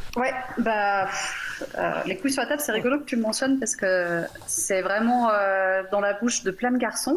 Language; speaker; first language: French; native; French